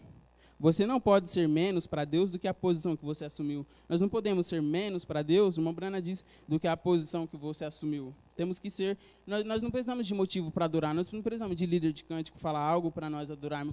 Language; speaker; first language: Portuguese; native; Portuguese